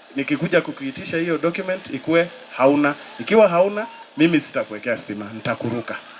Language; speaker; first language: Swahili; non-native, local second language; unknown